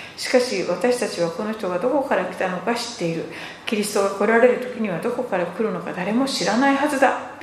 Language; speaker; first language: Japanese; native; Japanese